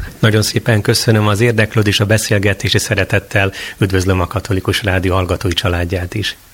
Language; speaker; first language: Hungarian; native; Hungarian